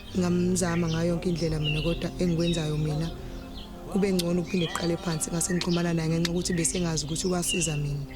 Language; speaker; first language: Zulu; native; Zulu